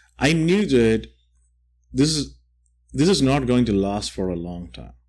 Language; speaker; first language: English; non-native, local second language; Malayalam